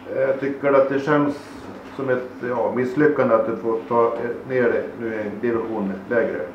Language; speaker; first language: Swedish; native; Swedish